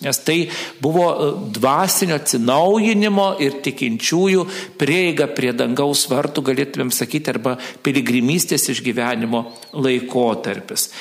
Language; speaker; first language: Lithuanian; native; Lithuanian